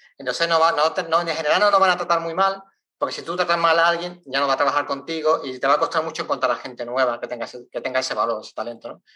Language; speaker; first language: Spanish; native; Spanish